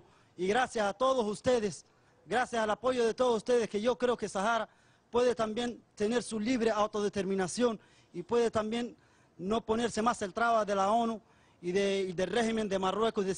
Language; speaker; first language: Spanish; non-native, fluent; Arabic